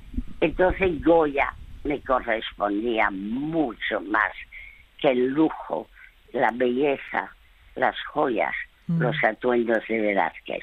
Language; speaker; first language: Spanish; early bilingual, other home language; French